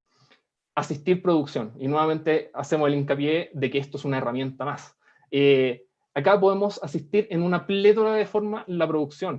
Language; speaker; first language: Spanish; native; Spanish